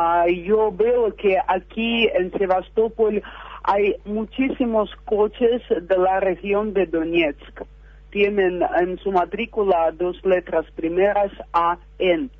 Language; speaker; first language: Spanish; non-native, fluent; Russian